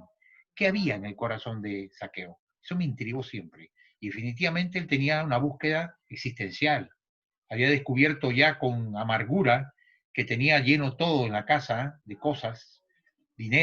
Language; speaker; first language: Spanish; native; Spanish